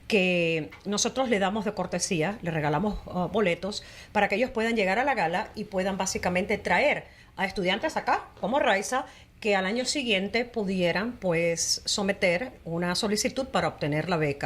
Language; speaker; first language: Spanish; native; Spanish